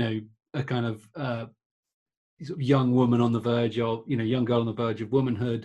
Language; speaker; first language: English; native; English